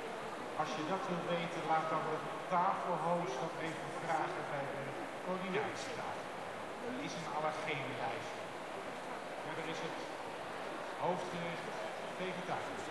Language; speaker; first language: Dutch; native; Dutch